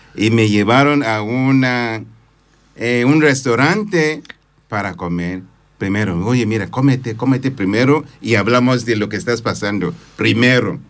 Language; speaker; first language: Spanish; non-native, fluent; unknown